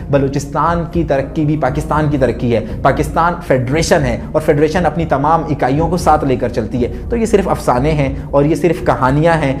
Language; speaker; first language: Urdu; non-native, local second language; Pashto